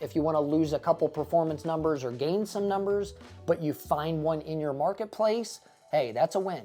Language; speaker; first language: English; native; English